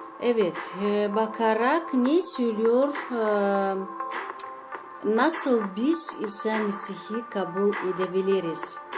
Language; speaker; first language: Turkish; non-native, fluent; Azerbaijani